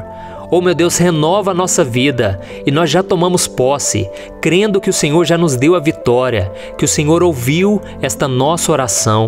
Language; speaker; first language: Portuguese; native; Portuguese